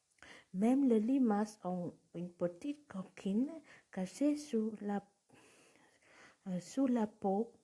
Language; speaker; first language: French; non-native, learner; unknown